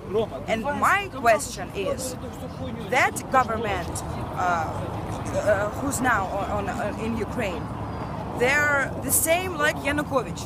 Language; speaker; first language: English; non-native, learner; Russian